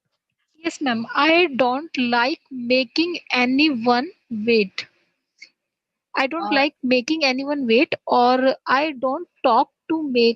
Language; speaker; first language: English; non-native, learner; Hindi